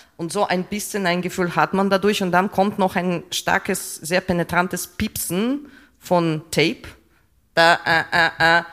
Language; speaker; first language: German; non-native, fluent; Russian